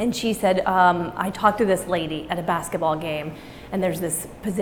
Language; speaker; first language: English; native; English